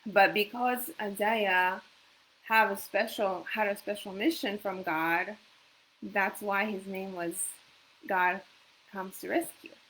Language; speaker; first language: English; non-native, fluent; Japanese